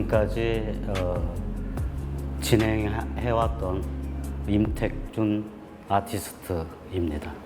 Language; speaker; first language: Korean; native; Korean